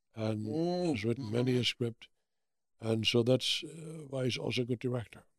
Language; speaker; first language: English; early bilingual, other home language; German